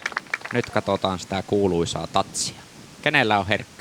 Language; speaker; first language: Finnish; native; Finnish